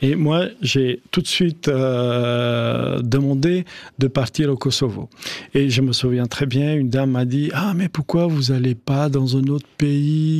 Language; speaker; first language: French; non-native, fluent; Albanian